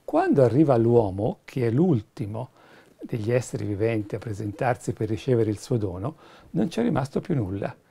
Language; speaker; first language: Italian; native; Italian